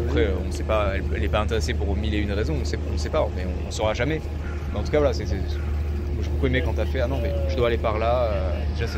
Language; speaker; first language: French; native; French